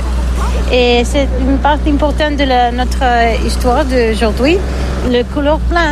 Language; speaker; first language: French; non-native, learner; Catalan